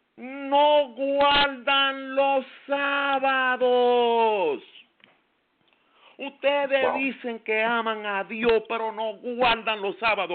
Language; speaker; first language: Spanish; native; Spanish